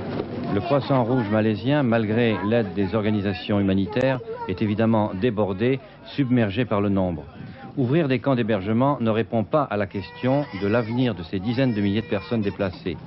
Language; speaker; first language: French; native; French